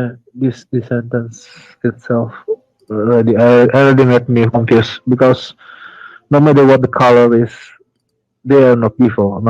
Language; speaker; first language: English; non-native, learner; Indonesian